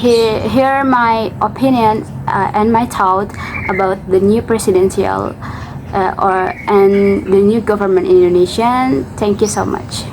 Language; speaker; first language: English; non-native, learner; Indonesian